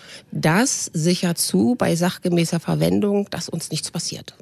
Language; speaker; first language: German; native; German